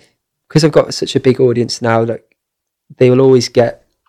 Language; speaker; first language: English; native; English